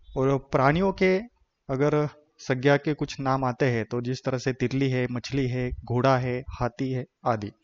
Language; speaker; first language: Hindi; non-native, local second language; Marathi